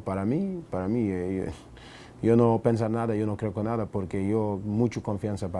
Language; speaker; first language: Spanish; non-native, learner; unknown